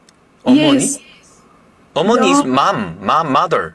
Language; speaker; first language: English; non-native, learner; Korean